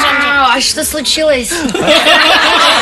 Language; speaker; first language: Russian; early bilingual, heritage; Russian